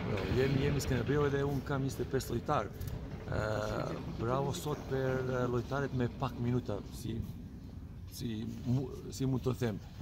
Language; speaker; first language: Albanian; non-native, learner; Serbian